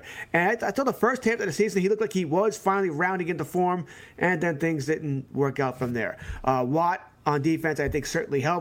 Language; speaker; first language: English; native; English